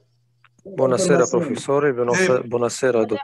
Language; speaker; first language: Italian; non-native, learner; Arabic